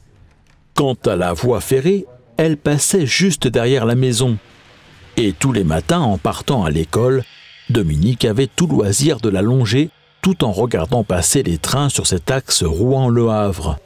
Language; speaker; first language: French; native; French